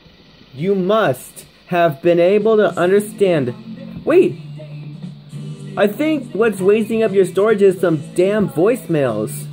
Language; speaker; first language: English; native; English